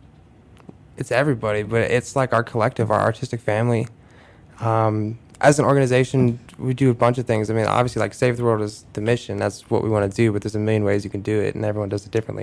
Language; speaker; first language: English; native; English